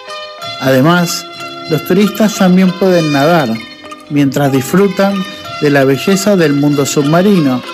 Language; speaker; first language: Spanish; non-native, fluent; Indonesian